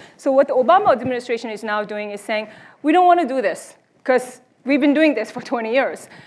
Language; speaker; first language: English; early bilingual, other home language; Korean